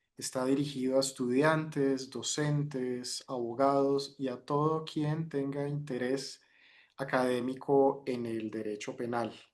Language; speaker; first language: Spanish; native; Spanish